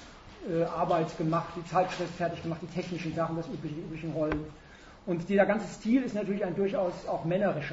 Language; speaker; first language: German; native; German